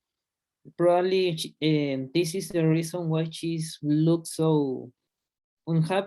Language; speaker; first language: English; non-native, learner; Spanish